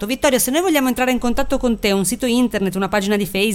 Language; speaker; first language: Italian; native; Italian